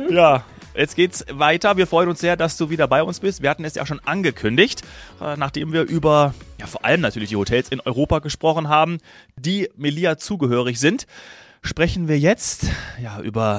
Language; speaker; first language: German; native; German